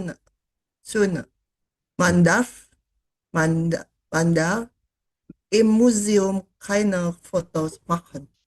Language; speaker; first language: German; non-native, learner; Indonesian